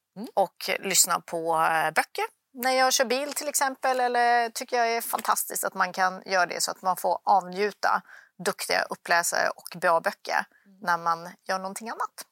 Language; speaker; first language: Swedish; early bilingual, other home language; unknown